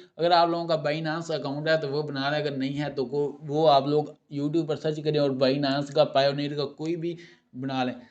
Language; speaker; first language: Urdu; non-native, local second language; Punjabi